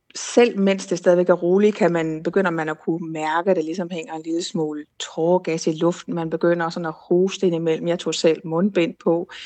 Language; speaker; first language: Danish; native; Danish